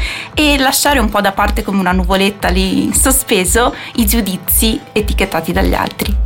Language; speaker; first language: Italian; native; Italian